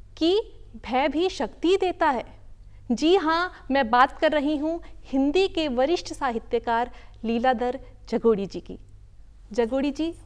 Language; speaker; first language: Hindi; native; Hindi